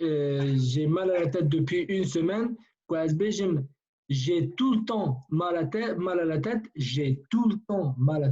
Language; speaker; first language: French; non-native, fluent; Kurdish